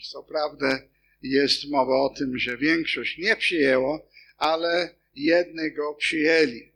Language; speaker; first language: Polish; non-native, fluent; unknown